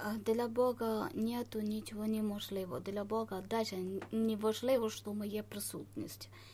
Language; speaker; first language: Ukrainian; non-native, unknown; Malayalam